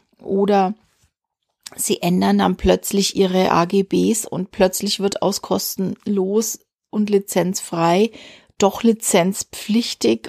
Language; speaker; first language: German; native; German